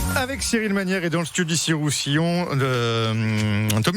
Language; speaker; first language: French; native; French